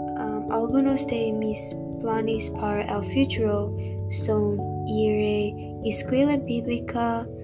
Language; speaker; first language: Spanish; non-native, learner; English